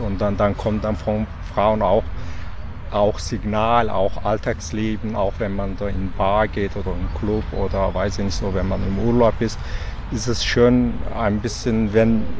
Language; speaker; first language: German; non-native, fluent; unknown